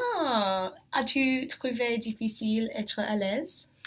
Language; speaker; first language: French; non-native, learner; English